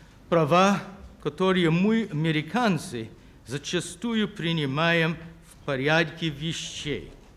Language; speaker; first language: Russian; non-native, fluent; English